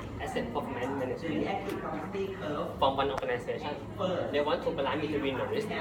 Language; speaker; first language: English; non-native, learner; Thai